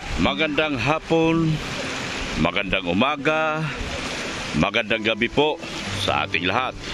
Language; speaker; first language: Filipino; native; Filipino